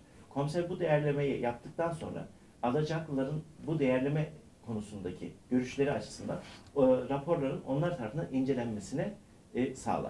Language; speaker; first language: Turkish; native; Turkish